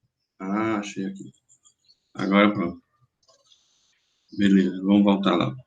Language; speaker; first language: Portuguese; native; Portuguese